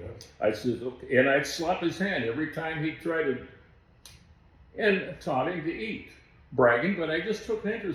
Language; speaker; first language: English; native; English